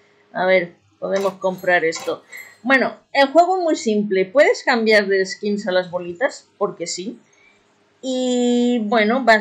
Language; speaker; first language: Spanish; native; Spanish